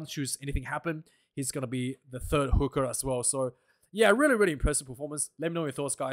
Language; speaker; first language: English; non-native, local second language; Afrikaans